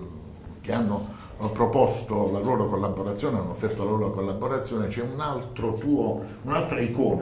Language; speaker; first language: Italian; native; Italian